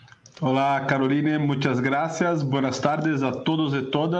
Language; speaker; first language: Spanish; non-native, learner; Portuguese